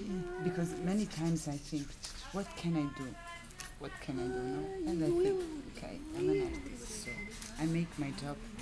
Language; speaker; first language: English; non-native, learner; Italian